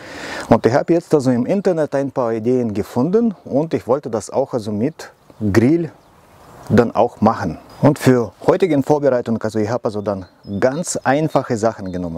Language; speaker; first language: German; non-native, learner; Russian